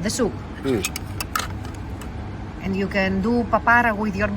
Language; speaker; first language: English; non-native, fluent; Greek